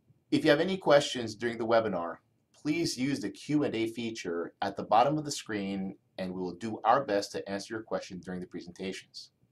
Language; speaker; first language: English; native; English